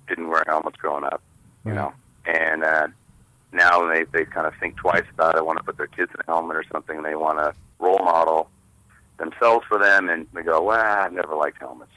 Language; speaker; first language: English; native; English